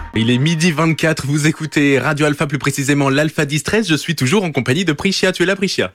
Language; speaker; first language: French; native; French